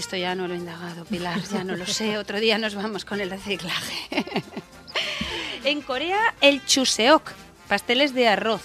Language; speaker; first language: Spanish; native; Spanish